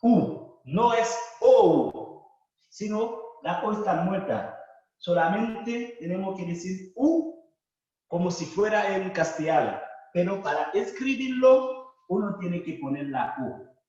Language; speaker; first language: Spanish; non-native, fluent; Haitian Creole